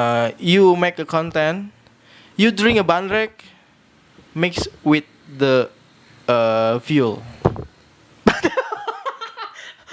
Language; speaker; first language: English; non-native, learner; Indonesian